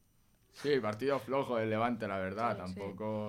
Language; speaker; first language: Spanish; native; Spanish